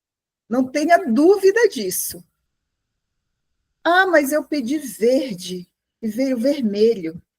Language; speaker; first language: Portuguese; native; Portuguese